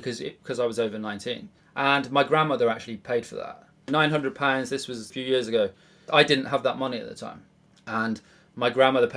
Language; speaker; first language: English; native; English